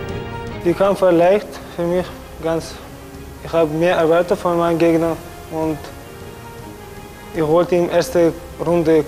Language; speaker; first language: German; non-native, learner; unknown